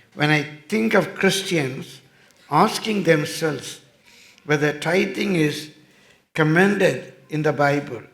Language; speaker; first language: English; non-native, local second language; Tamil